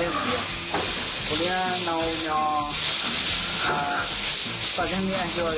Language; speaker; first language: Korean; non-native, learner; Burmese